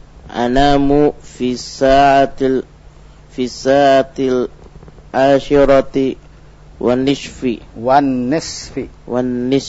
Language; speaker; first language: Arabic; non-native, learner; Indonesian